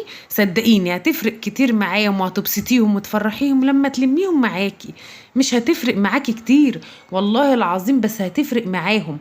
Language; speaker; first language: Arabic; native; Arabic